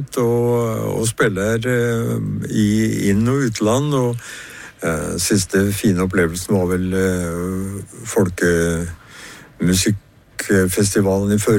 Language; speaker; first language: Norwegian; native; Norwegian